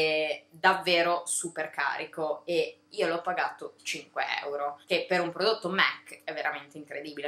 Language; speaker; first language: Italian; native; Italian